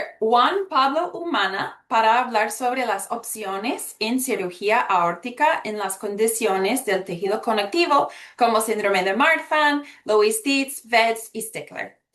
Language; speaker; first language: Spanish; early bilingual, heritage; Spanish